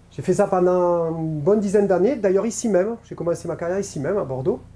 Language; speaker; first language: French; native; French